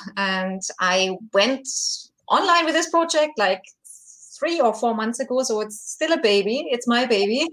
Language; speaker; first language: English; non-native, fluent; German